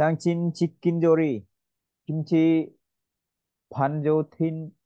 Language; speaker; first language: Korean; non-native, learner; Vietnamese